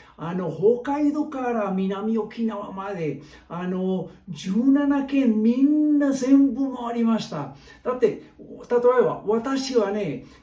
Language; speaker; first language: Japanese; non-native, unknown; Spanish